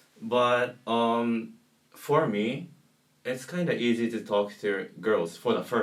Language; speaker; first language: English; non-native, learner; Japanese